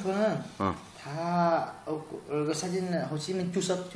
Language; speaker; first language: Korean; non-native, learner; Vietnamese